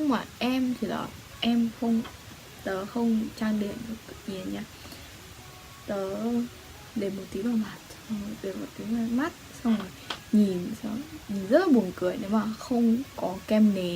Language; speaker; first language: Vietnamese; early bilingual, heritage; Vietnamese